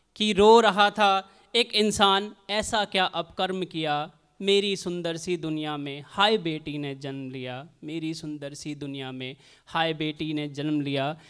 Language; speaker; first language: Hindi; native; Hindi